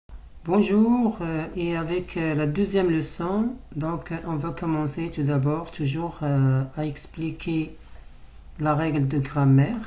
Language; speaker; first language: French; non-native, local second language; Arabic